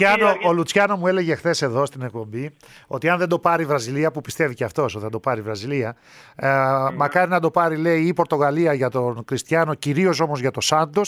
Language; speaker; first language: Greek; native; Greek